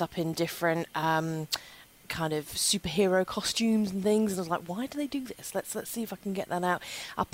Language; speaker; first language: English; native; English